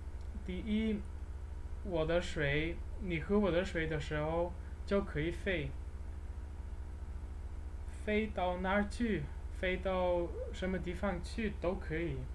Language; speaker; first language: Chinese; non-native, learner; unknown